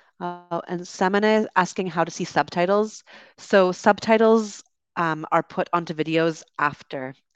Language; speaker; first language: English; native; English